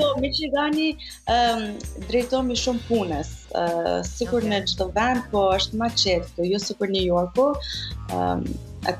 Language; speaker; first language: Albanian; early bilingual, heritage; Albanian